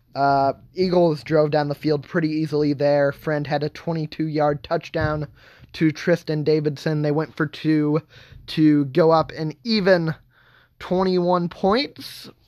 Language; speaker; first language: English; native; English